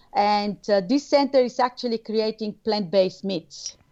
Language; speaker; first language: English; non-native, fluent; Bulgarian